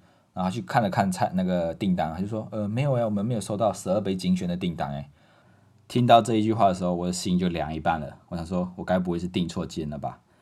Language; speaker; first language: Chinese; native; Chinese